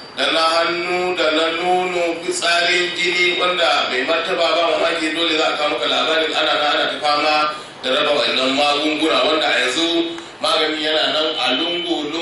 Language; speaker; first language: Hausa; native; Hausa